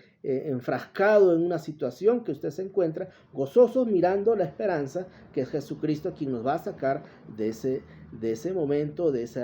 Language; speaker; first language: Spanish; native; Spanish